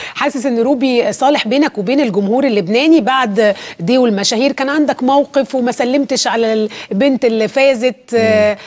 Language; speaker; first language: Arabic; native; Arabic